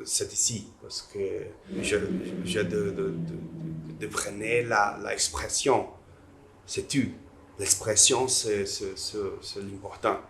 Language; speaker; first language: French; non-native, learner; Portuguese